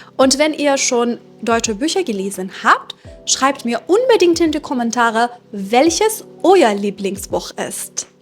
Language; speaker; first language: German; non-native, fluent; Persian